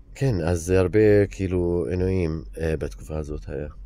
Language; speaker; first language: Hebrew; non-native, fluent; Arabic